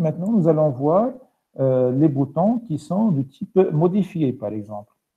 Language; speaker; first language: French; non-native, local second language; Arabic